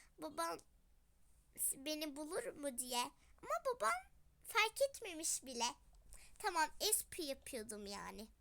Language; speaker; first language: Turkish; early bilingual, other home language; Arabic